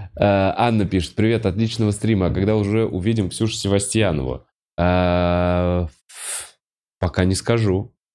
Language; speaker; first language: Russian; native; Russian